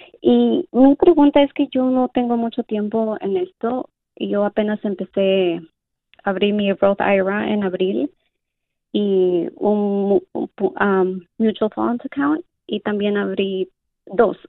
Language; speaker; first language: Spanish; early bilingual, other home language; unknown